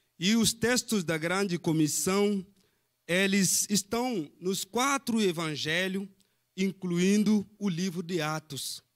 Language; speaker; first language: Portuguese; non-native, fluent; Fula